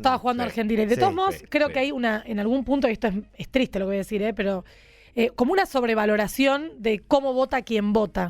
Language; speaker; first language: Spanish; native; Spanish